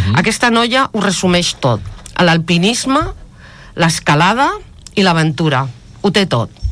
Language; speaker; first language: Catalan; non-native, local second language; Spanish